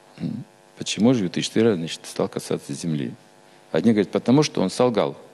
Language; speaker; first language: Russian; native; Russian